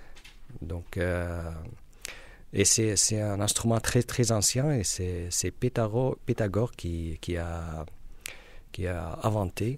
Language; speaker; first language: French; non-native, learner; Arabic